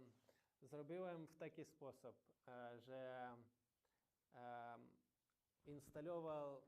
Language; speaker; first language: Polish; non-native, learner; Ukrainian